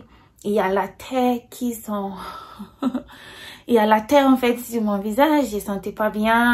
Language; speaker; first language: French; non-native, fluent; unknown